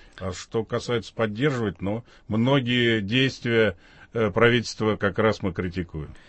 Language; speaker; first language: Russian; native; Russian